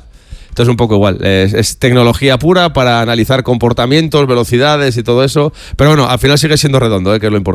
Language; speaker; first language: Spanish; native; Spanish